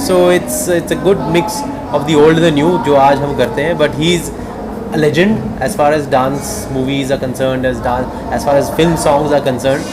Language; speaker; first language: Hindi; native; Hindi